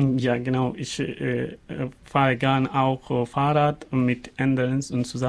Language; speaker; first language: German; non-native, learner; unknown